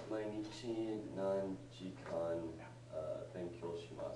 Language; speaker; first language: Japanese; non-native, learner; English